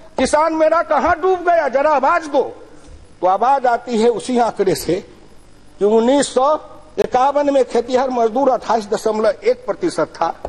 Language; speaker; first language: Hindi; non-native, local second language; Maithili